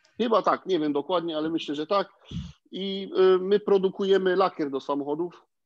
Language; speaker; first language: Polish; early bilingual, heritage; Polish